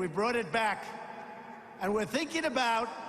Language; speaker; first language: English; native; English